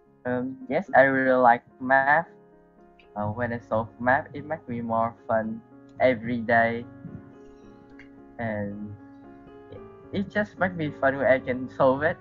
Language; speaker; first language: English; non-native, learner; Vietnamese